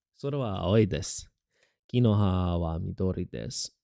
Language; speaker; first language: Japanese; non-native, learner; English